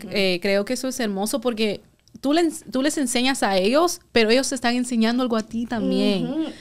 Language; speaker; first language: Spanish; early bilingual, heritage; Spanish